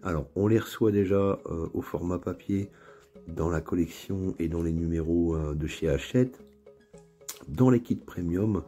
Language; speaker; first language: French; native; French